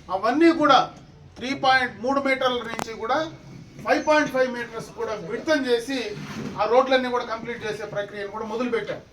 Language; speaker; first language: Telugu; native; Telugu